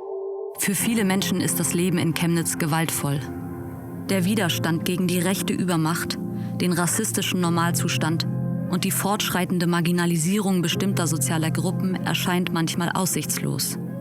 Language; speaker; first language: German; native; German